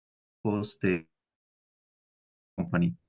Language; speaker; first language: English; non-native, learner; Spanish